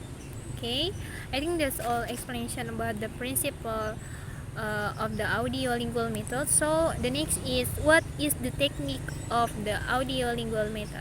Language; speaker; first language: English; non-native, learner; Indonesian